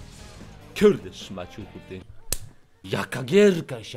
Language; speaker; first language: Polish; native; Polish